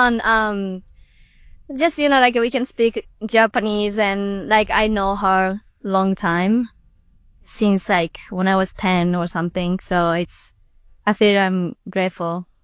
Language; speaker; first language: English; non-native, learner; Japanese